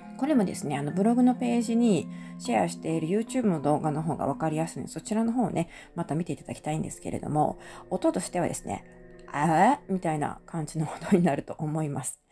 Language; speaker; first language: Japanese; native; Japanese